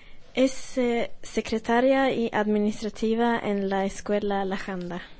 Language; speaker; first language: Spanish; non-native, fluent; Swedish